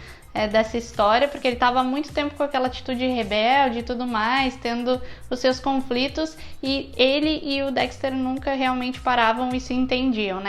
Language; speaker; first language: Portuguese; native; Portuguese